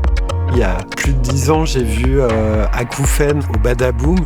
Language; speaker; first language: French; native; French